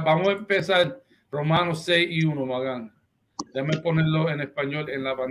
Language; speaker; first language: Spanish; early bilingual, heritage; Spanish